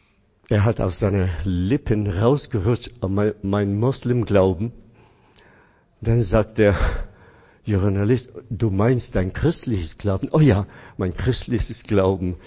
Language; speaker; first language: German; non-native, fluent; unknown